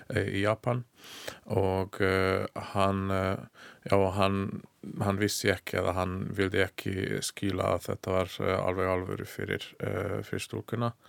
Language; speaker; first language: Icelandic; non-native, learner; Hungarian